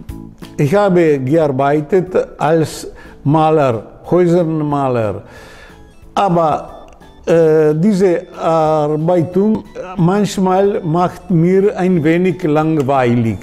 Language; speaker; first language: German; non-native, learner; Italian